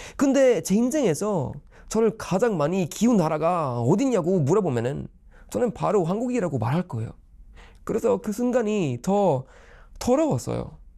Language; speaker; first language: Korean; non-native, fluent; Swedish